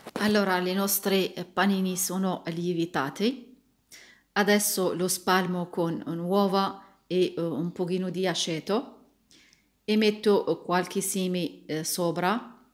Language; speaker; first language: Italian; non-native, learner; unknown